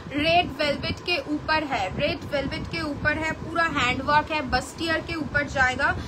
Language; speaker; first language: Hindi; non-native, local second language; Bangla